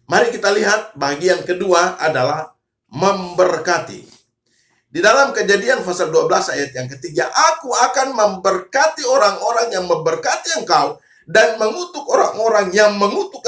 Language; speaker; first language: Indonesian; native; Indonesian